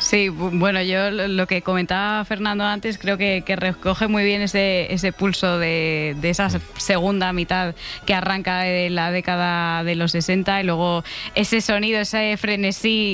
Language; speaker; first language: Spanish; native; Spanish